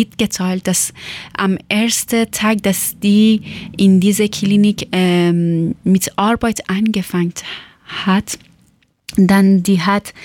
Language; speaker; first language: German; non-native, learner; Persian